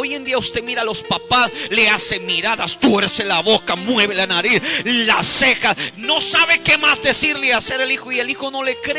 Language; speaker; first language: Spanish; native; Spanish